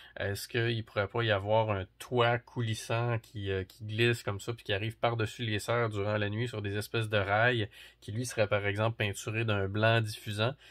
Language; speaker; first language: French; native; French